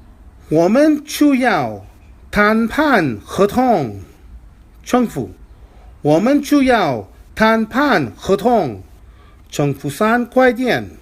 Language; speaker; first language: Chinese; non-native, fluent; English